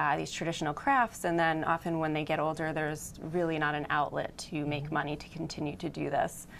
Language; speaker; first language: English; native; English